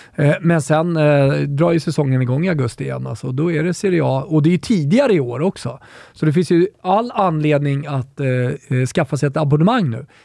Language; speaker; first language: Swedish; native; Swedish